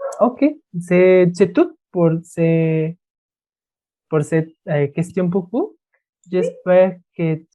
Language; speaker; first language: French; non-native, learner; Spanish